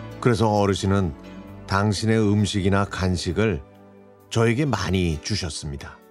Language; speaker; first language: Korean; native; Korean